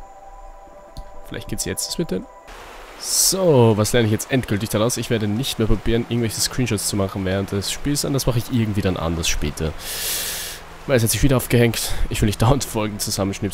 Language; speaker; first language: German; native; German